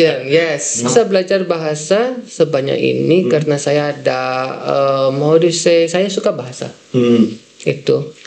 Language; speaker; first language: Indonesian; non-native, fluent; Dutch